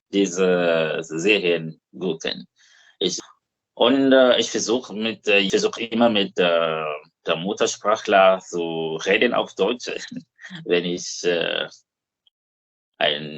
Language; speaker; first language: German; non-native, fluent; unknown